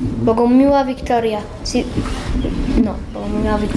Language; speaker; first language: Polish; early bilingual, heritage; Polish